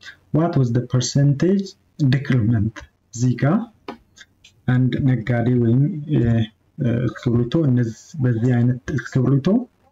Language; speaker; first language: English; non-native, local second language; Amharic